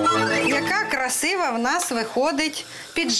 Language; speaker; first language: Ukrainian; native; Ukrainian